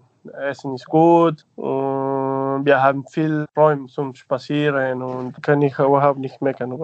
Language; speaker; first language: German; non-native, fluent; Spanish